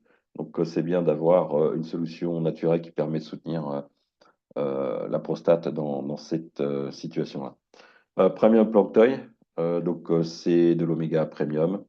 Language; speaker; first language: French; native; French